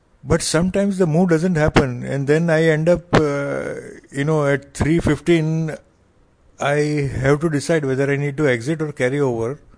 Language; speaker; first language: English; non-native, local second language; Hindi